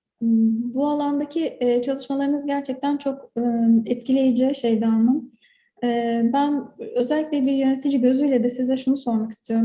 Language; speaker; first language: Turkish; native; Turkish